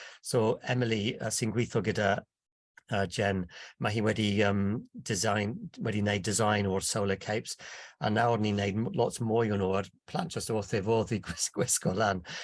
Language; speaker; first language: Welsh; non-native, local second language; English